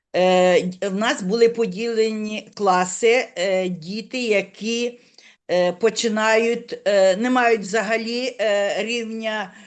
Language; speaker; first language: Ukrainian; native; Ukrainian